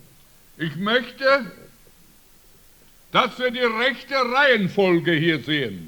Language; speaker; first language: German; early bilingual, heritage; German